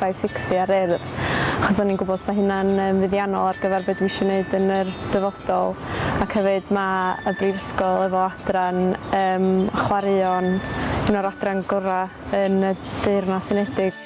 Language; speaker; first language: Welsh; native; Welsh